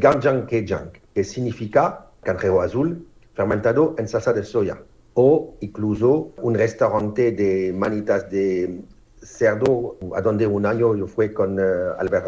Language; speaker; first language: Spanish; non-native, fluent; French